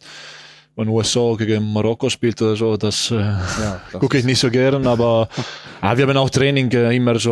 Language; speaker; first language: German; non-native, learner; Estonian